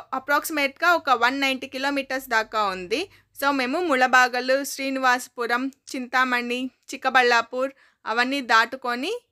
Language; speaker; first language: Telugu; non-native, local second language; Kannada